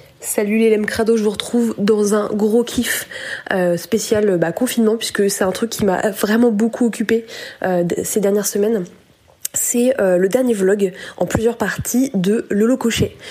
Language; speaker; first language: French; native; French